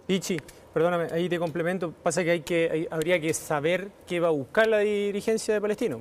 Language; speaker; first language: Spanish; native; Spanish